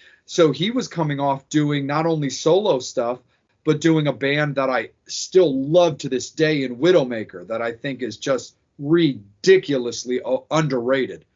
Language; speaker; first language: English; native; English